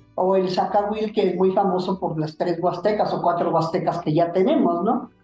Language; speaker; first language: Spanish; native; Spanish